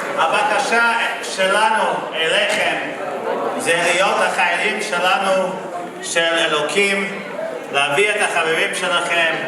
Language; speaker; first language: Hebrew; non-native, fluent; English